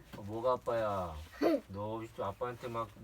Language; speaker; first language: Korean; native; Korean